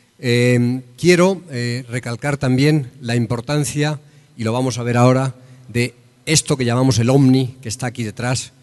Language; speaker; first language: Spanish; native; Spanish